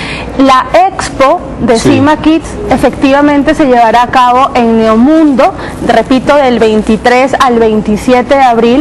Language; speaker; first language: Spanish; native; Spanish